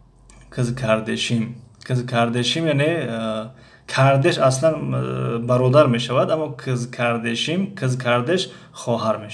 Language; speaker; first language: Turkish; non-native, fluent; Tajik